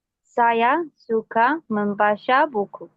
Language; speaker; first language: Indonesian; non-native, learner; Arabic